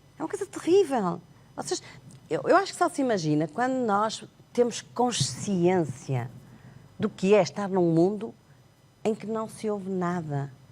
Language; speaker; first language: Portuguese; non-native, local second language; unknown